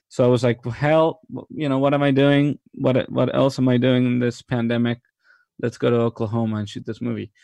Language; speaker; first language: English; non-native, fluent; Spanish